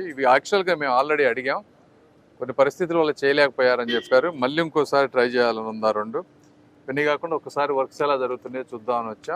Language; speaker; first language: Telugu; native; Telugu